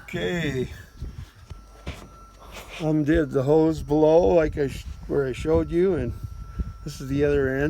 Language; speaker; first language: English; native; English